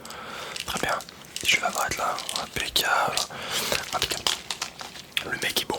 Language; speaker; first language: French; native; French